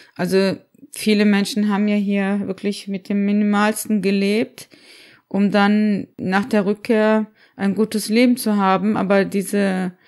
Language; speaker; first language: German; early bilingual, other home language; Turkish